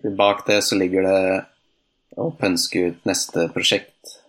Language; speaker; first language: Norwegian; native; Norwegian